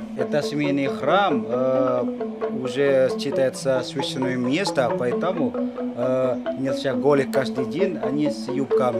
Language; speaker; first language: Russian; non-native, learner; Indonesian